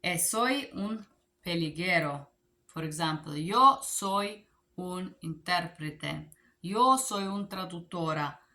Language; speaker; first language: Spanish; non-native, learner; Bulgarian